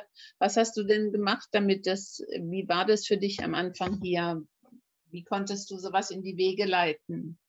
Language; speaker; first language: German; native; German